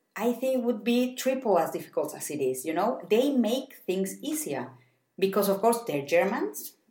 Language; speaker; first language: English; non-native, fluent; Spanish